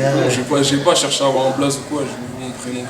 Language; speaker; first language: French; native; French